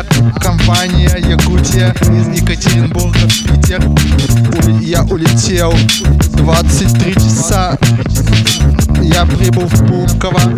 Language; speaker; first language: Russian; non-native, learner; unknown